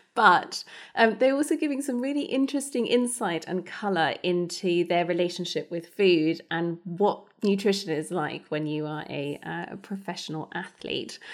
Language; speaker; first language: English; non-native, fluent; German